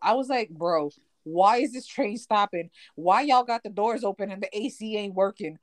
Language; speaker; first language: English; early bilingual, other home language; Spanish